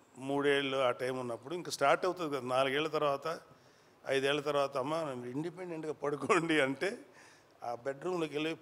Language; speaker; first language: Telugu; native; Telugu